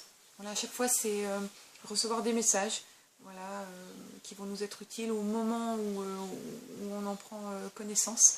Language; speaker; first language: French; native; French